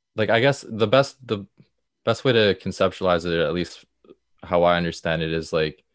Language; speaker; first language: English; native; English